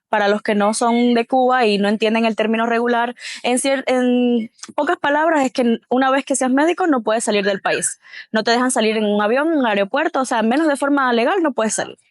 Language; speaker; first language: Spanish; native; Spanish